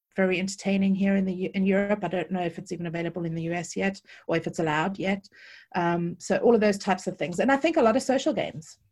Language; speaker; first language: English; native; English